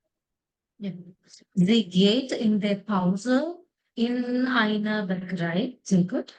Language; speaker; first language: German; non-native, fluent; Malayalam